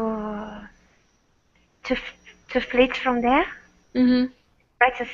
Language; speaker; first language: English; non-native, learner; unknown